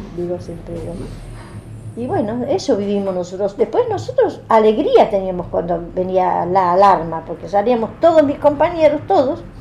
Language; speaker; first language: Spanish; early bilingual, other home language; German